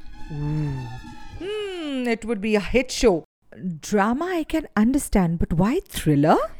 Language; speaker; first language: English; non-native, local second language; Marathi